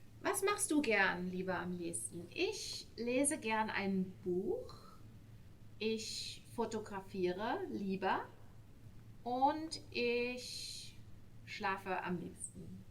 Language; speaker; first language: German; non-native, fluent; English